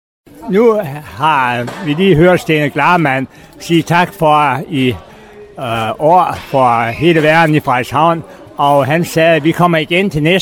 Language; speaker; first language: Danish; native; Danish